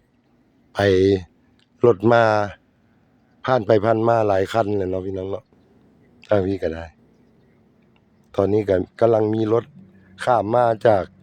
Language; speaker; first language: Thai; non-native, local second language; Northeastern Thai